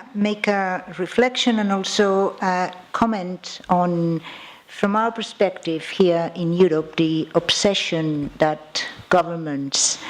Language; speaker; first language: English; non-native, fluent; Catalan